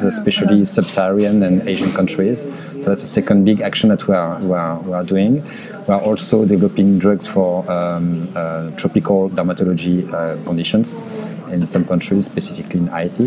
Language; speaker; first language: English; non-native, fluent; French